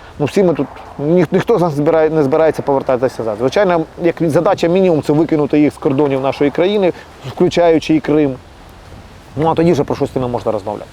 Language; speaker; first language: Ukrainian; native; Ukrainian